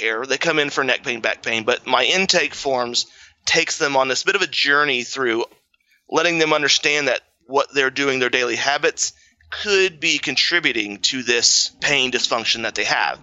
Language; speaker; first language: English; native; English